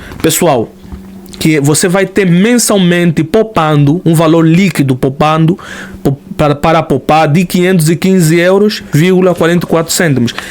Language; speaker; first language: Portuguese; native; Portuguese